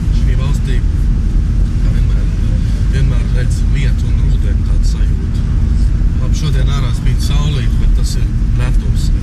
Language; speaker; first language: Latvian; native; Latvian